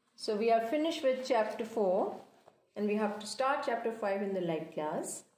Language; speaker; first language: English; non-native, local second language; Punjabi